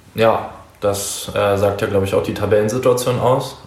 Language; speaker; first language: German; native; German